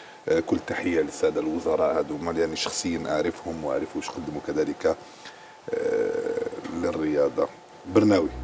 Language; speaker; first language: Arabic; native; Arabic